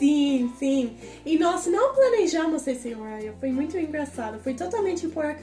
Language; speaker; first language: Portuguese; non-native, fluent; English